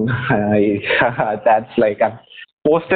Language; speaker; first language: English; non-native, local second language; Bangla